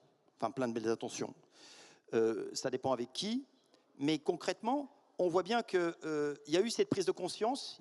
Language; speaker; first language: French; native; French